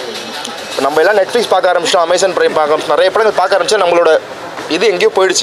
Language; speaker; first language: Tamil; native; Tamil